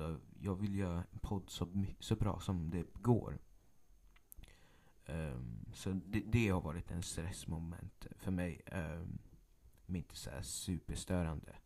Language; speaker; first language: Swedish; early bilingual, other home language; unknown